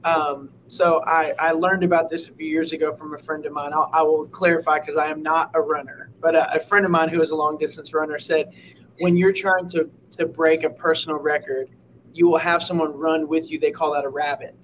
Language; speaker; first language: English; native; English